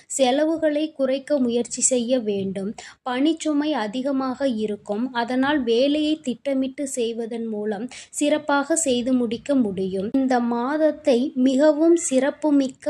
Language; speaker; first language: Tamil; native; Tamil